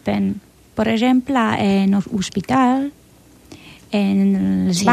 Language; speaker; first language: Catalan; non-native, learner; Polish